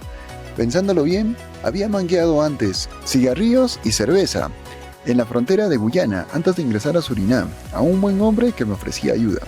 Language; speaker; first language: Spanish; native; Spanish